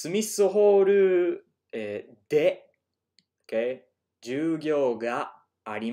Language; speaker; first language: Japanese; non-native, fluent; English